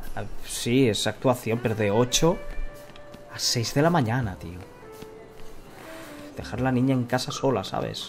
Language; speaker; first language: Spanish; native; Spanish